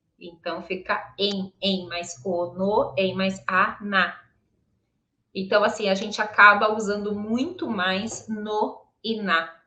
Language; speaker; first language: Portuguese; native; Portuguese